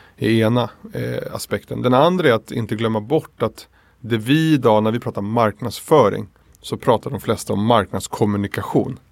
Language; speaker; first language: Swedish; early bilingual, other home language; Spanish